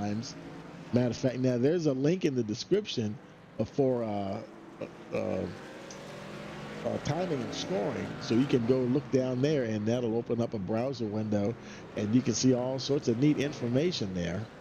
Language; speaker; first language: English; native; English